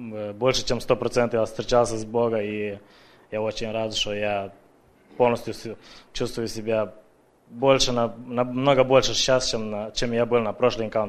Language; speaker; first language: Russian; early bilingual, heritage; Russian